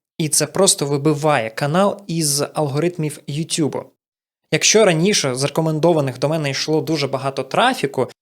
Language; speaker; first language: Ukrainian; non-native, local second language; Russian